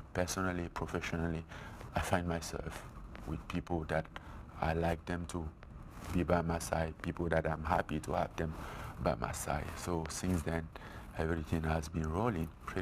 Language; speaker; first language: English; non-native, fluent; French